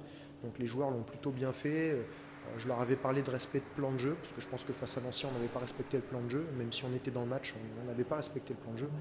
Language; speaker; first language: French; native; French